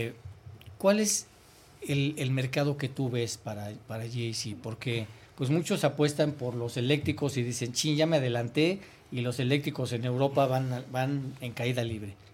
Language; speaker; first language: Spanish; native; Spanish